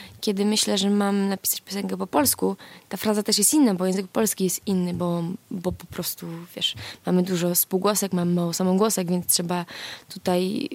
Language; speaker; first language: Polish; native; Polish